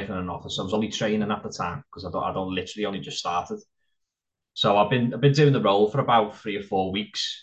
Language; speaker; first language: English; native; English